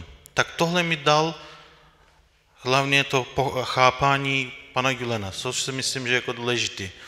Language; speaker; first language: Czech; non-native, fluent; Turkish